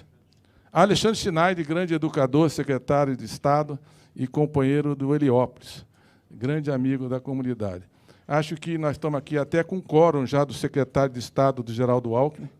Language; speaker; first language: Portuguese; native; Portuguese